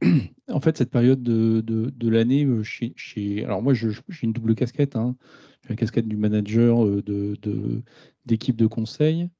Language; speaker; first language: French; native; French